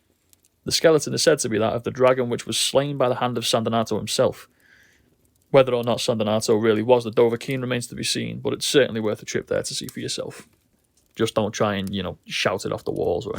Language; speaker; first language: English; native; English